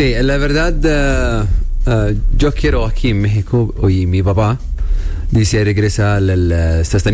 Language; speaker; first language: Spanish; non-native, learner; Arabic